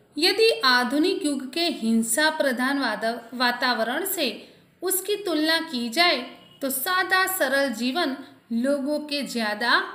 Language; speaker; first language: Hindi; non-native, local second language; Gujarati